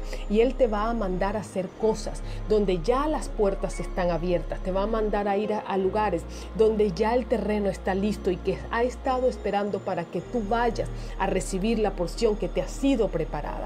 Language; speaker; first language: Spanish; native; Spanish